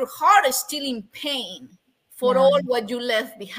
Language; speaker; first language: English; non-native, fluent; Spanish